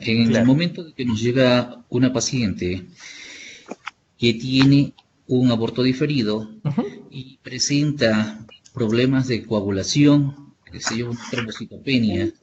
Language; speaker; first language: Spanish; native; Spanish